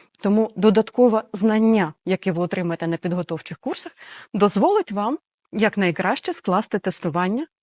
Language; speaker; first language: Ukrainian; native; Ukrainian